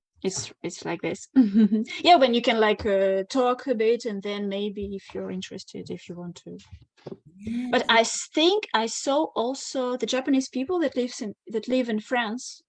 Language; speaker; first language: English; non-native, fluent; Russian